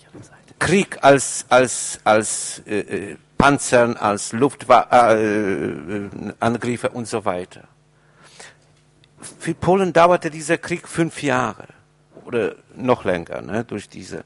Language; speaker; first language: German; non-native, fluent; Polish